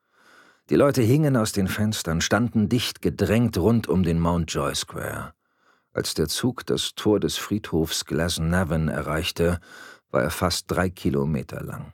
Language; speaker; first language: German; native; German